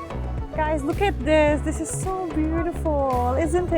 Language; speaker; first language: English; non-native, fluent; Turkish